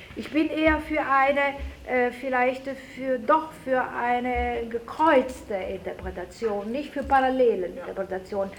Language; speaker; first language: German; non-native, fluent; Italian